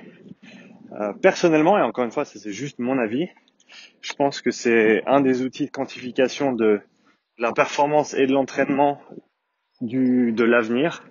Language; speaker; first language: French; native; French